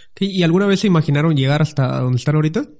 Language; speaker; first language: Spanish; native; Spanish